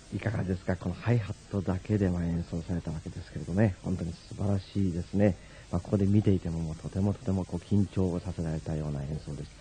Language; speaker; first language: Japanese; native; Japanese